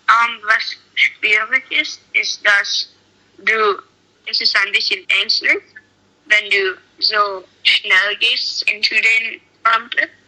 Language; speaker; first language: German; non-native, learner; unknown